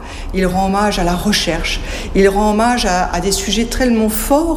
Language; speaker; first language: French; native; French